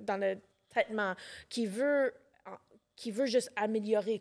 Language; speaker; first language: French; non-native, local second language; English